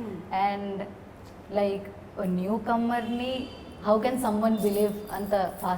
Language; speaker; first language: Telugu; non-native, learner; Malayalam